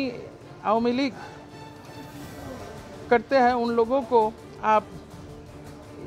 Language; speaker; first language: Hindi; non-native, fluent; Bangla